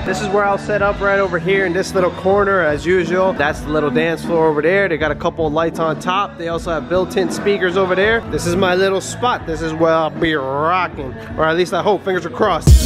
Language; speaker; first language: English; native; English